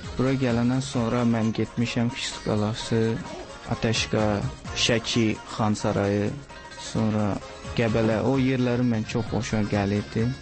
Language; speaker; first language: Azerbaijani; non-native, learner; Hindi